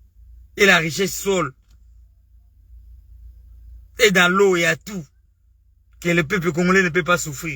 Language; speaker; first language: French; non-native, local second language; Lingala